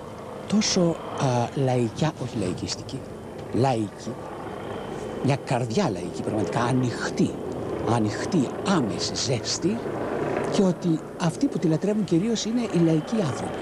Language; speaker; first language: Greek; native; Greek